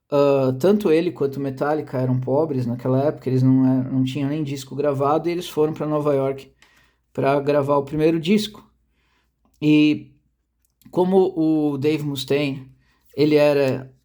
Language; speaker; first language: Portuguese; native; Portuguese